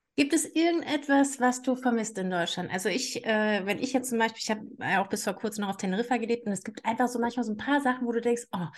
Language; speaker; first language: German; native; German